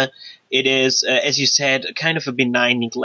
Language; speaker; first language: English; non-native, fluent; German